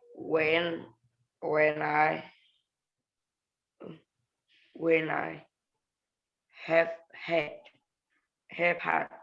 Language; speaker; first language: English; non-native, learner; Vietnamese